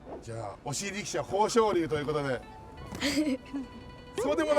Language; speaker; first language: Japanese; native; Japanese